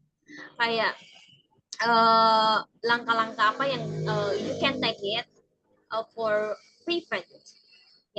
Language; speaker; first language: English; non-native, learner; Indonesian